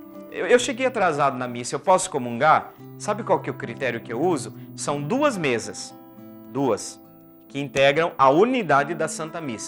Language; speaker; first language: Portuguese; native; Portuguese